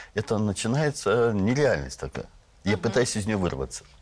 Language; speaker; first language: Russian; native; Russian